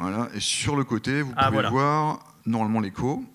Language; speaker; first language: French; native; French